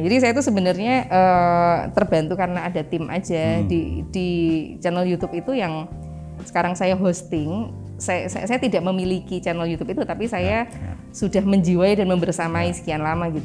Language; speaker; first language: Indonesian; native; Indonesian